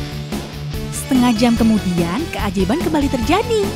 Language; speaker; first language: Indonesian; native; Indonesian